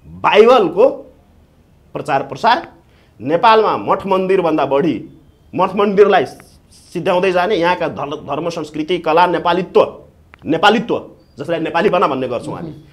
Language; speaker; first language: Nepali; non-native, local second language; Maithili